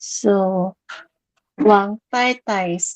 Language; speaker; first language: Chinese; non-native, learner; English